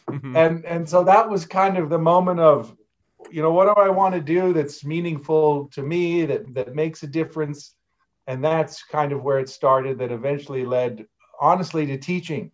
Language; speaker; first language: English; native; English